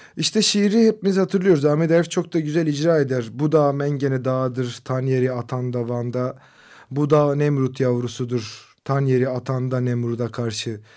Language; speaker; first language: Turkish; non-native, local second language; Kurdish